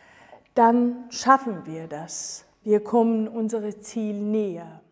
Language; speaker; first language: German; non-native, fluent; Persian